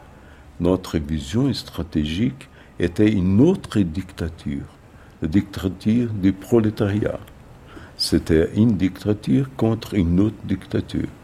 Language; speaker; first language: French; non-native, fluent; Portuguese